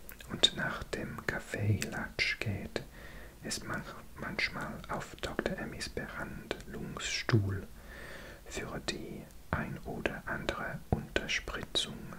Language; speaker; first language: German; non-native, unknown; English